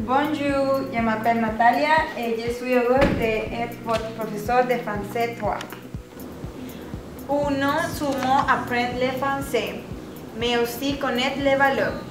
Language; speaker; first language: French; non-native, learner; Spanish